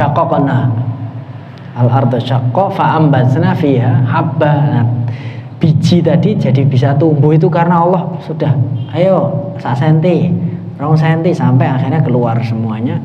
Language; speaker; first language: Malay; non-native, local second language; Javanese